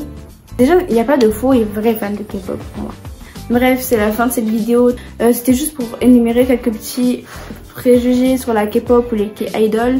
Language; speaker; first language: French; native; French